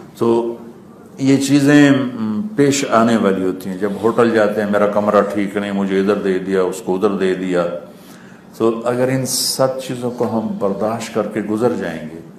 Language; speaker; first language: Urdu; non-native, local second language; Punjabi